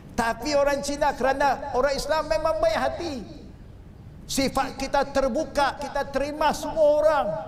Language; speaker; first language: Malay; non-native, local second language; Chinese